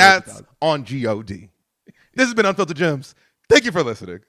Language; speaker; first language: English; native; English